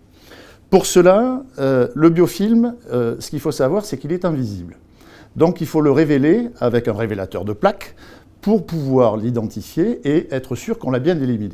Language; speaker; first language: French; native; French